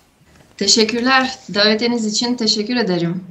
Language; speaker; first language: Turkish; non-native, fluent; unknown